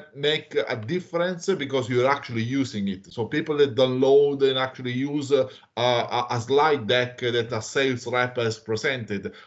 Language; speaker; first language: English; non-native, fluent; Italian